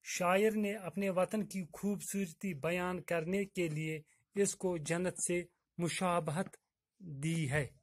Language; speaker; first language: Urdu; non-native, local second language; Kashmiri